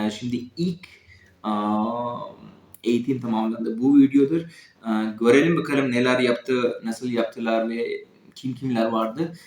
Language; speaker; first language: Turkish; non-native, fluent; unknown